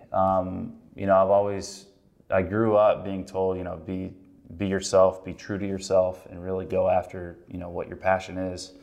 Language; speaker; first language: English; native; English